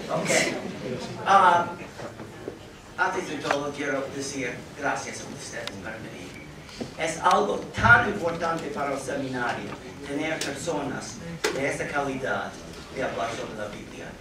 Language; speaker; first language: Spanish; non-native, fluent; English